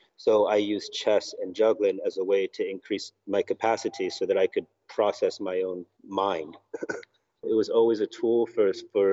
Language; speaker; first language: English; native; English